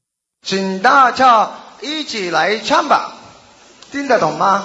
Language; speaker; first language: Chinese; non-native, learner; Japanese